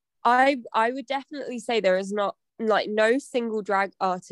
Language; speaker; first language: English; native; English